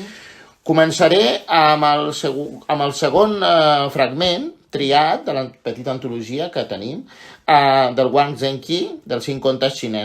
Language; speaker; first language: Catalan; native; Catalan